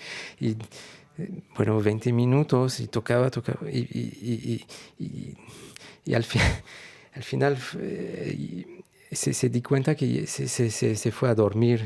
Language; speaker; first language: Spanish; non-native, fluent; French